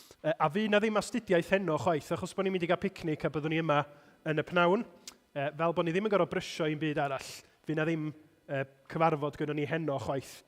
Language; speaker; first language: Welsh; native; Welsh